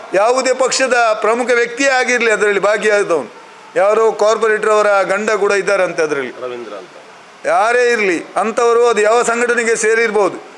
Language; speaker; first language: Kannada; non-native, local second language; Tulu